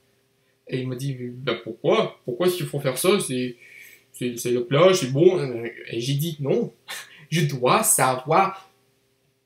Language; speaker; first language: French; non-native, learner; English